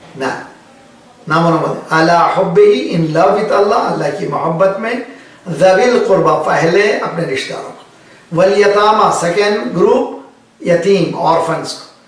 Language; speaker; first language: Urdu; native; Urdu